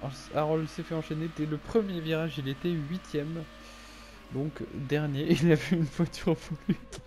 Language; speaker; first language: French; native; French